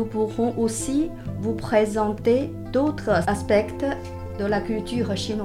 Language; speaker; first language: French; non-native, fluent; Chinese